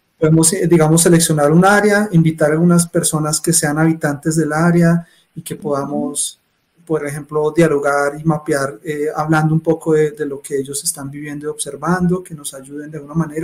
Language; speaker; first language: Spanish; native; Spanish